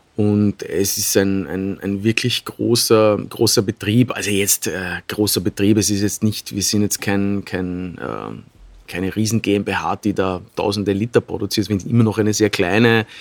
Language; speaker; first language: German; native; German